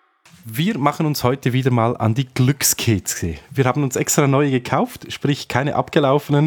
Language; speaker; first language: German; native; German